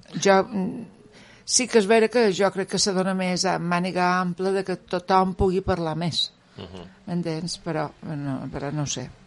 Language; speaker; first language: Catalan; native; Catalan